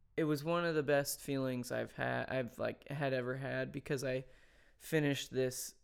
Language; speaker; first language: English; native; English